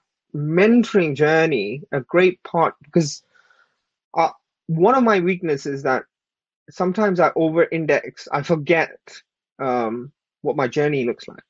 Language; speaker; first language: English; non-native, local second language; Urdu